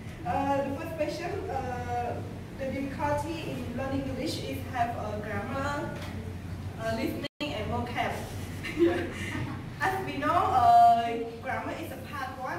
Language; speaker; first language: English; non-native, learner; Khmer